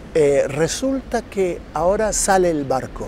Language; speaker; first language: Spanish; non-native, fluent; Krio